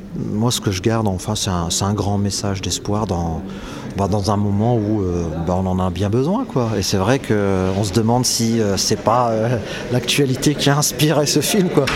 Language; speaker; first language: French; native; French